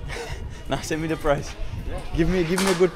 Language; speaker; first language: English; non-native, learner; French